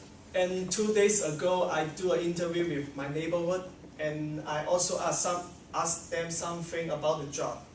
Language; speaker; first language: English; non-native, learner; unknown